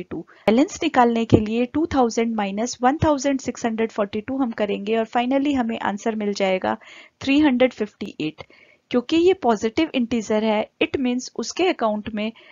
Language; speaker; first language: Hindi; native; Hindi